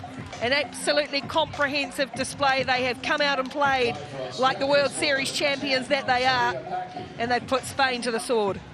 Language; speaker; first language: English; native; English